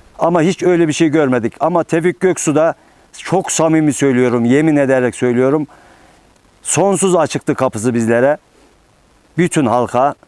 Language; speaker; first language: Turkish; native; Turkish